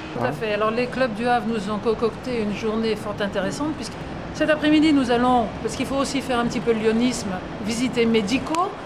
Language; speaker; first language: French; native; French